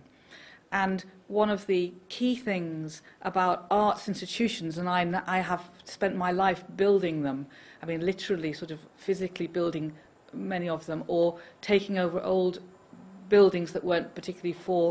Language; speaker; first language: English; native; English